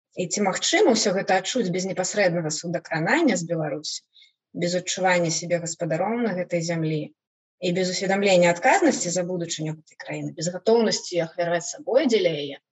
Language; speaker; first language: Belarusian; non-native, local second language; Russian